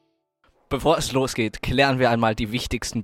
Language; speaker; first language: German; native; German